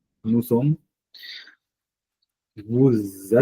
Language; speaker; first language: French; non-native, fluent; Hindi